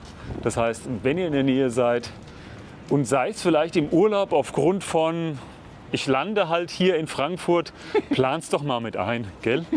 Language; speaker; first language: German; native; German